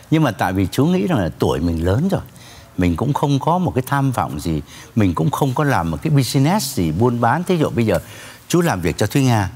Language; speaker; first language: Vietnamese; native; Vietnamese